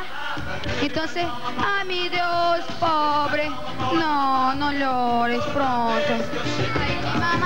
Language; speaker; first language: Spanish; non-native, fluent; Portuguese